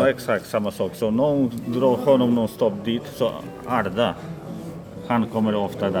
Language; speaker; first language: Swedish; non-native, learner; Polish